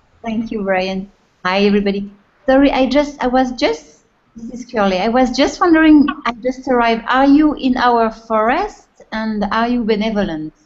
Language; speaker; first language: English; non-native, fluent; French